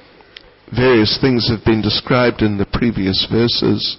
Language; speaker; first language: English; native; English